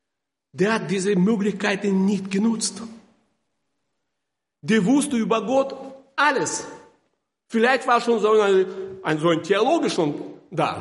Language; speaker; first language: German; non-native, fluent; Russian